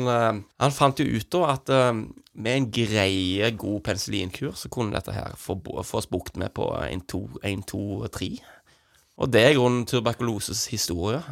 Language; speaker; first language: Norwegian; native; Norwegian